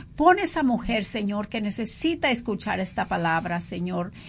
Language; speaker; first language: Spanish; native; Spanish